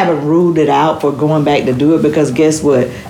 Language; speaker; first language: English; native; English